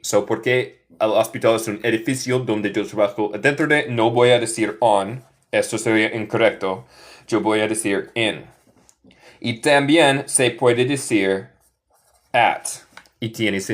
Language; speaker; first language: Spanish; non-native, fluent; English